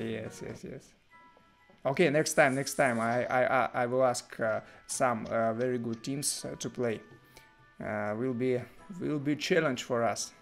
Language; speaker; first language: English; non-native, learner; Russian